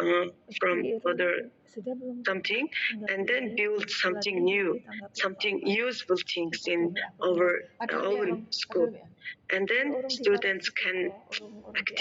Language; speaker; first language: English; non-native, learner; Mongolian